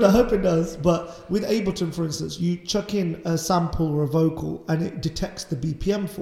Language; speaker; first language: English; native; English